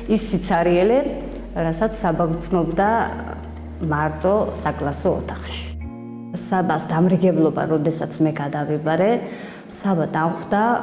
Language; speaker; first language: Georgian; native; Georgian